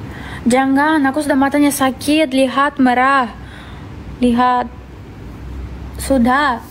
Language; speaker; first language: Indonesian; non-native, fluent; Russian